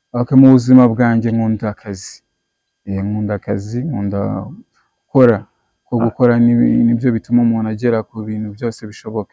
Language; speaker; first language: Kinyarwanda; native; Kinyarwanda